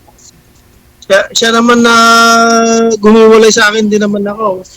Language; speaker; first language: Filipino; non-native, local second language; Iloko